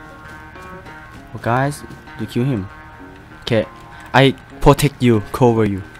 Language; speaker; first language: English; non-native, learner; Thai